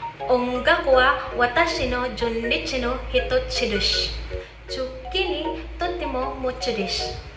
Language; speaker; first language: Japanese; non-native, learner; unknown